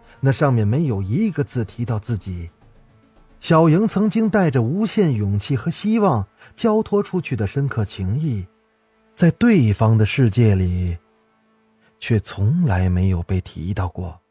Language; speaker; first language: Chinese; native; Chinese